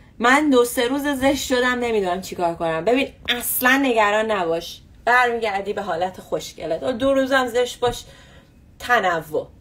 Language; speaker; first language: Persian; native; Persian